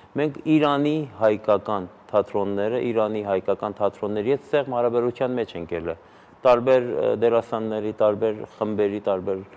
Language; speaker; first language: Armenian; early bilingual, heritage; Armenian